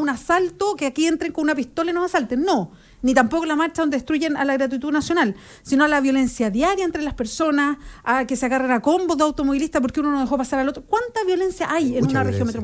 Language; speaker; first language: Spanish; native; Spanish